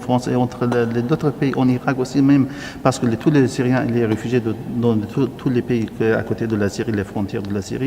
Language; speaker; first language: French; non-native, learner; Arabic